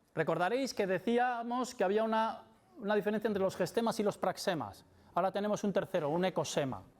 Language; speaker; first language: Spanish; native; Spanish